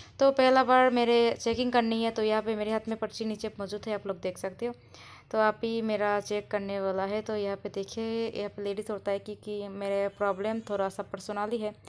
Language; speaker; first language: Hindi; non-native, learner; Bangla